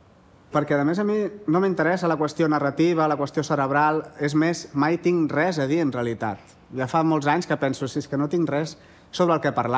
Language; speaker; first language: Catalan; native; Catalan